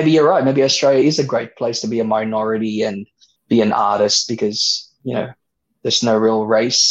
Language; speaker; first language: English; native; English